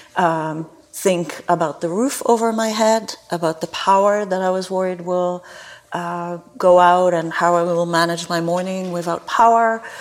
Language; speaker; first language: English; non-native, fluent; Hebrew